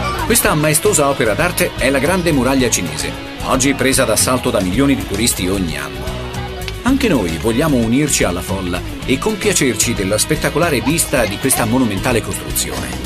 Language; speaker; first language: Italian; native; Italian